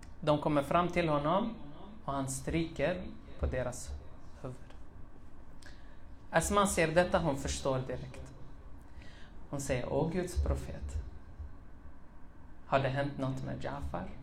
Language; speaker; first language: Swedish; early bilingual, other home language; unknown